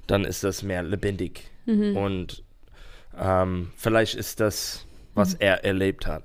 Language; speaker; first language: German; non-native, fluent; English